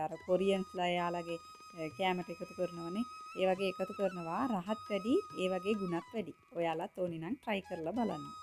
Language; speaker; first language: Sinhala; non-native, local second language; Tamil